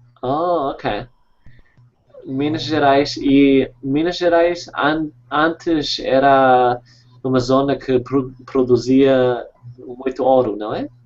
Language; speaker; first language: Portuguese; non-native, fluent; English